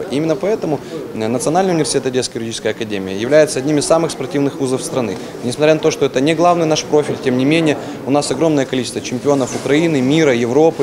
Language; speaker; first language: Russian; native; Russian